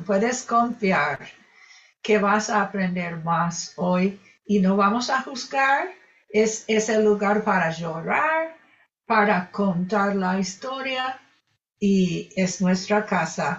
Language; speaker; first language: Spanish; non-native, fluent; English